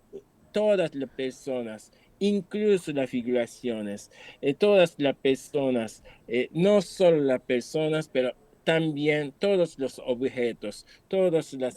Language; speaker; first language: Spanish; non-native, fluent; Japanese